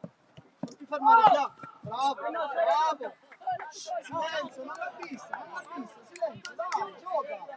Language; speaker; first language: Italian; native; Italian